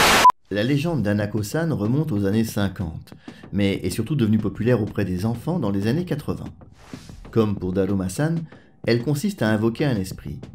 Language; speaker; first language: French; native; French